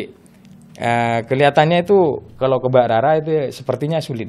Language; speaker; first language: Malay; non-native, local second language; Madurese